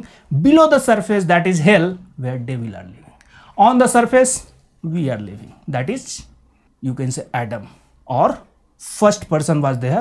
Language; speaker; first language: English; non-native, local second language; Hindi